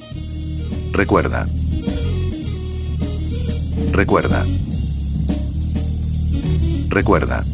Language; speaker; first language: Spanish; native; Spanish